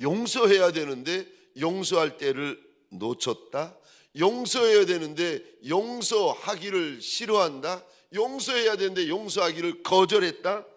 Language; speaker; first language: Korean; native; Korean